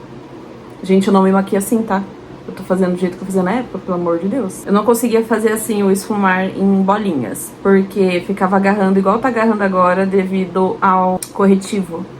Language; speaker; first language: Portuguese; native; Portuguese